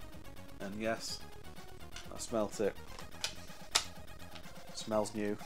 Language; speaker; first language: English; native; English